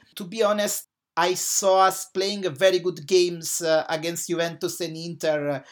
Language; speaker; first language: English; non-native, fluent; Italian